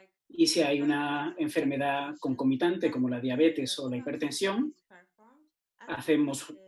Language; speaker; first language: Spanish; non-native, fluent; Turkish